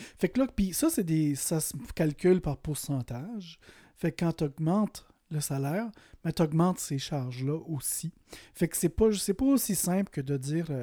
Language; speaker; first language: French; native; French